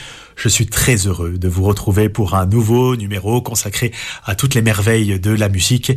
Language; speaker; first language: French; native; French